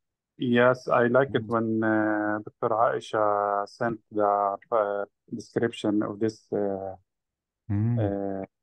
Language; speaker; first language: English; non-native, learner; Arabic